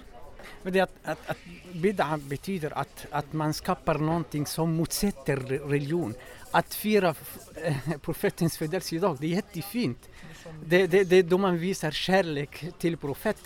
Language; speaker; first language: Swedish; non-native, fluent; Arabic